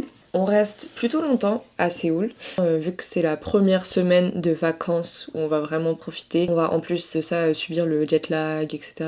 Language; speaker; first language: French; native; French